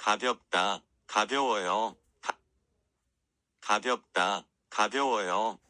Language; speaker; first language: Korean; non-native, learner; Filipino